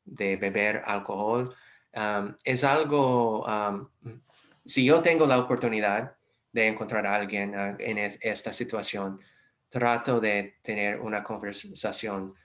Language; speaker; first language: Spanish; non-native, fluent; English